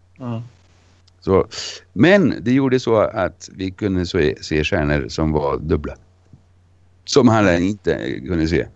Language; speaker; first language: Swedish; non-native, fluent; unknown